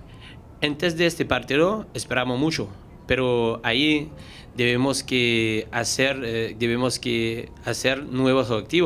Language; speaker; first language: Spanish; non-native, learner; French